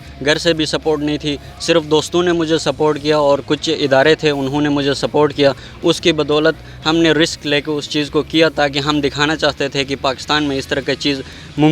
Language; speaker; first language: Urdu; non-native, local second language; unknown